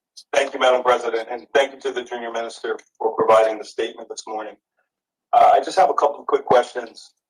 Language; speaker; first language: English; native; English